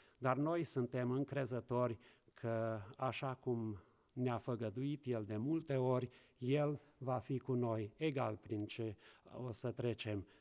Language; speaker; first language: Romanian; non-native, local second language; Hungarian